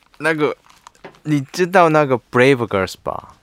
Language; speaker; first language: Chinese; non-native, learner; Korean